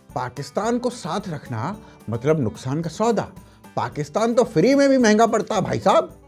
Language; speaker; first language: Hindi; native; Hindi